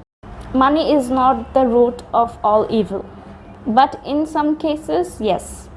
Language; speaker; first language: English; non-native, local second language; Bangla